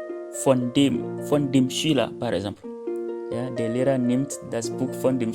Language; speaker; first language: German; non-native, fluent; French